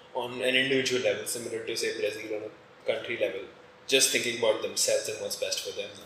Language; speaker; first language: English; non-native, local second language; Hindi